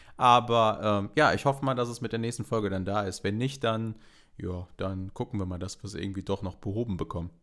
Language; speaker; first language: German; native; German